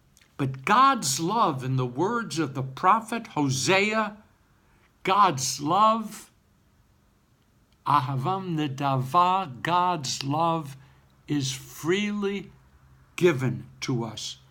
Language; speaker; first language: English; native; English